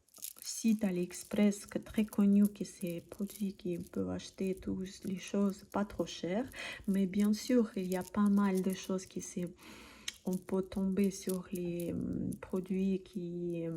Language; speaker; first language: French; non-native, learner; Russian